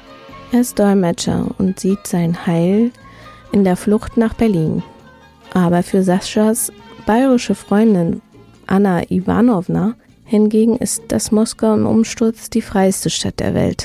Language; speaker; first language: German; native; German